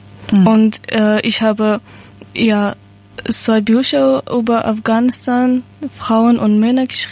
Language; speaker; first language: German; non-native, learner; Persian